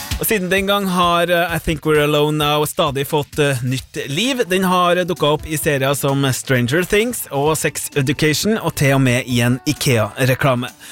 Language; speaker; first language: Norwegian; native; Norwegian